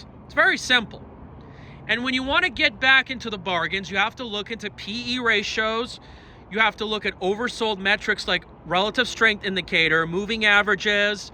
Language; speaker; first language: English; native; English